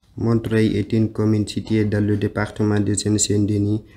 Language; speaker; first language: French; non-native, learner; Tamil